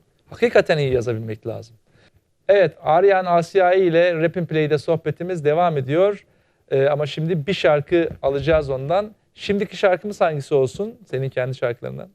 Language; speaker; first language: Turkish; native; Turkish